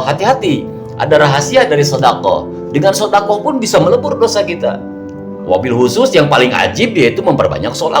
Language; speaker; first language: Indonesian; native; Indonesian